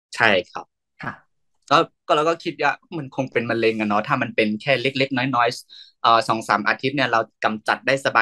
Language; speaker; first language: Thai; non-native, fluent; Burmese